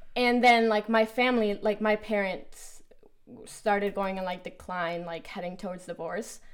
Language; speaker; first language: English; early bilingual, other home language; Spanish